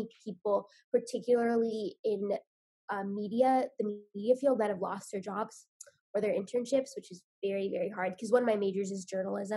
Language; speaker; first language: English; native; English